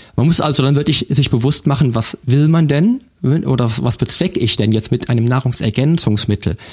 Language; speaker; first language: German; native; German